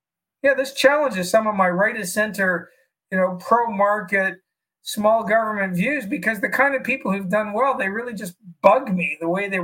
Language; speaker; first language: English; native; English